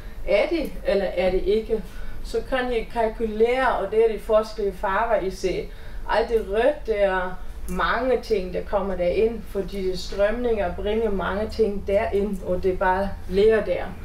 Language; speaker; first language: Danish; non-native, fluent; German